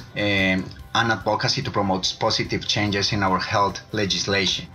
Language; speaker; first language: English; non-native, fluent; Spanish